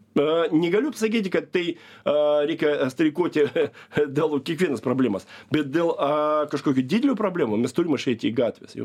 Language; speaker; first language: Lithuanian; non-native, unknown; Russian